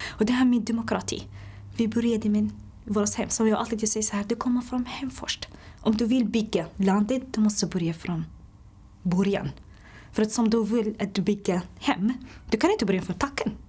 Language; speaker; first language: Swedish; non-native, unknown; Somali